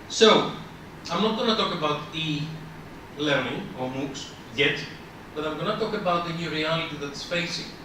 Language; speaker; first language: English; non-native, fluent; Greek